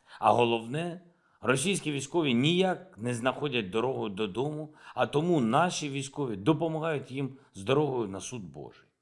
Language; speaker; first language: Ukrainian; non-native, local second language; Russian